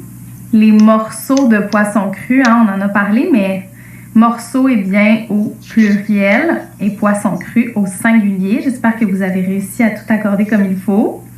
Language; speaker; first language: French; native; French